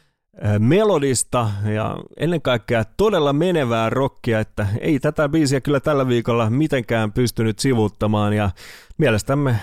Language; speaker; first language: Finnish; native; Finnish